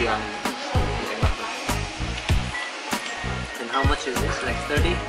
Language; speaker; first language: English; non-native, fluent; Korean